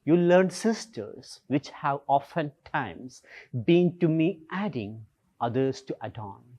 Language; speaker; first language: English; non-native, local second language; Malayalam